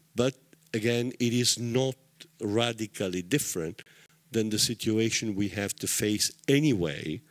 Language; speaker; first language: English; non-native, fluent; Italian